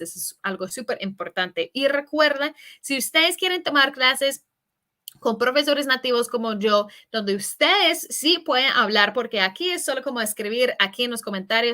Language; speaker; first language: Spanish; non-native, fluent; English